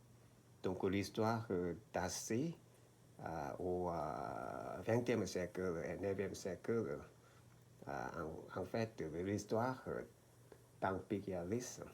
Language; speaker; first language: French; non-native, learner; Korean